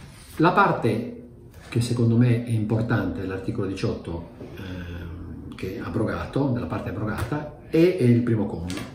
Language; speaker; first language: Italian; native; Italian